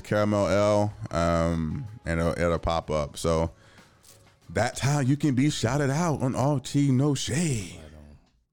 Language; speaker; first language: English; native; English